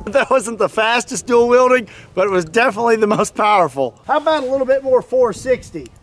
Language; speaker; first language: English; native; English